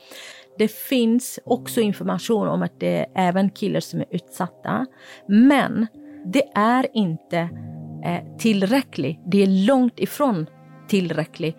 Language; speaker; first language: Swedish; non-native, fluent; Kurdish